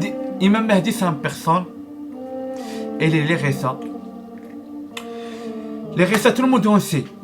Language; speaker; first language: French; non-native, learner; Arabic